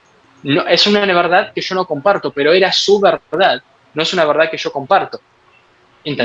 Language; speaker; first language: Spanish; native; Spanish